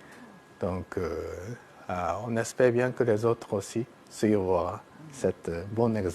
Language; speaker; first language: French; non-native, fluent; Japanese